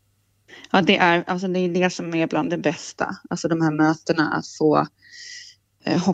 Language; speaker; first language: Swedish; native; Swedish